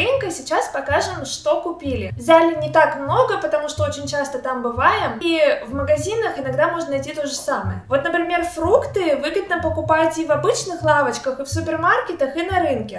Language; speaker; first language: Russian; native; Russian